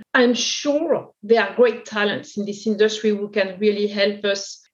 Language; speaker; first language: English; non-native, fluent; French